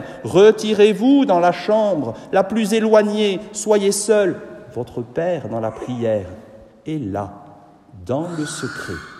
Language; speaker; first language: French; native; French